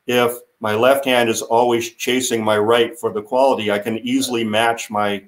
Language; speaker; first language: English; native; English